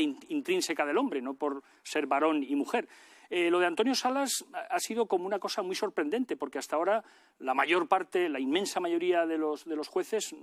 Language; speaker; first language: Spanish; native; Spanish